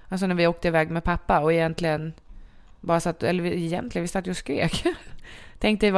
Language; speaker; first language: Swedish; native; Swedish